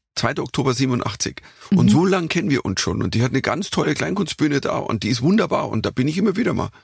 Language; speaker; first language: German; native; German